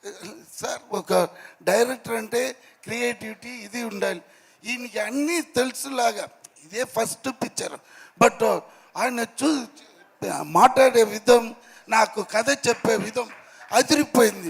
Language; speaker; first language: Telugu; non-native, fluent; Tamil